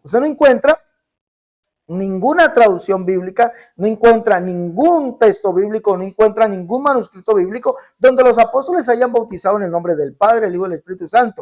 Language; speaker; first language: Spanish; native; Spanish